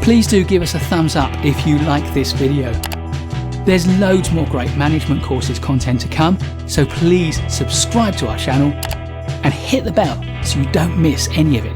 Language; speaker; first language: English; native; English